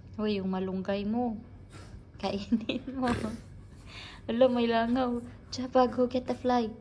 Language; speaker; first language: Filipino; non-native, local second language; Cebuano